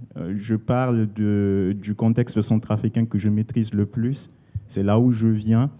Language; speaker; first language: French; non-native, local second language; Sango